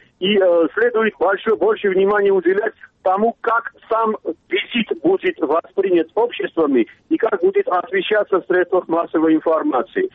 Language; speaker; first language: Russian; non-native, local second language; Armenian